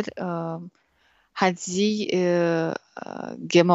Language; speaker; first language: German; non-native, learner; French